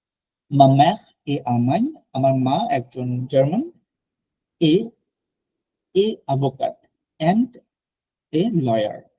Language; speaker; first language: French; non-native, learner; Bangla